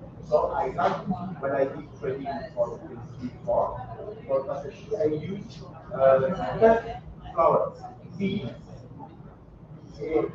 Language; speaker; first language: English; non-native, learner; French